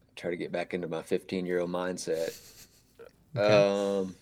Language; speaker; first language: English; native; English